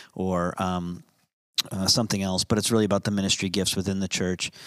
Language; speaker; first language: English; native; English